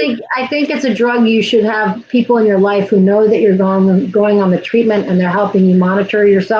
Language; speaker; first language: English; native; English